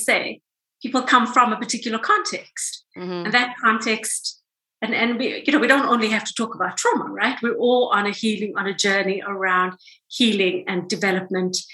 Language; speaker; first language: English; native; English